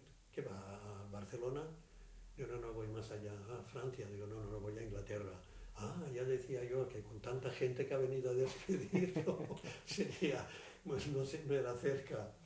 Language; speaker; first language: Spanish; native; Spanish